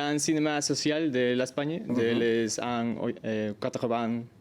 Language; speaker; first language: French; non-native, learner; Spanish